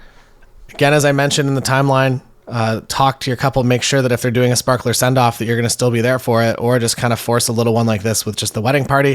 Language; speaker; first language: English; native; English